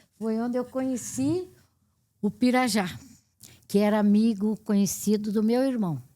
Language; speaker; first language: Portuguese; native; Portuguese